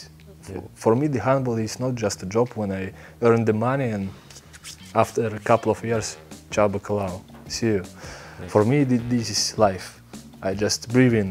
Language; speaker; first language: English; non-native, learner; Belarusian